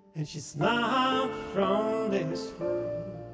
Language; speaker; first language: English; non-native, fluent; Swedish